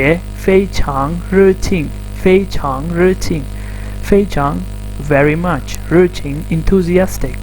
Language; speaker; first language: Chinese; non-native, fluent; Urdu